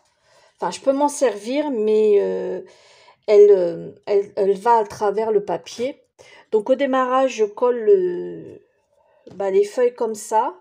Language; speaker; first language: French; native; French